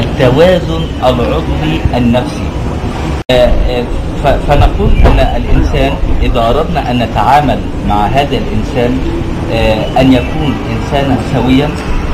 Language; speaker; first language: Arabic; native; Arabic